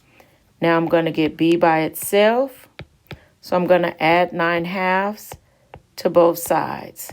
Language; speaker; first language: English; native; English